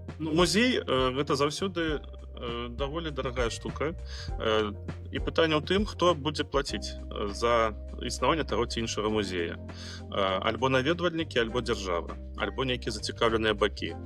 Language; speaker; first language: Belarusian; non-native, local second language; Russian